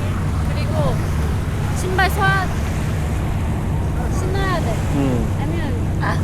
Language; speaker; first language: Korean; non-native, fluent; Vietnamese